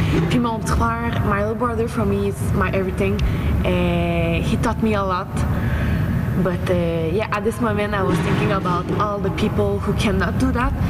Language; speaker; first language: English; non-native, fluent; French